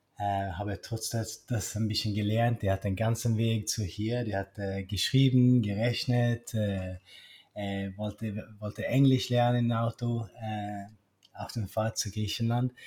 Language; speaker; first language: German; non-native, learner; Swedish